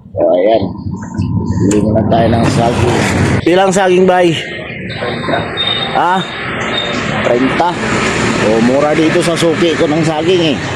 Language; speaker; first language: Filipino; non-native, local second language; Cebuano